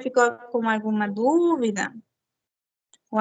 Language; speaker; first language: Portuguese; non-native, fluent; Spanish